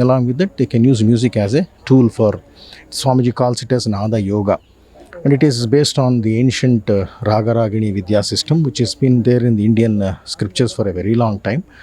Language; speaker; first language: English; non-native, local second language; Telugu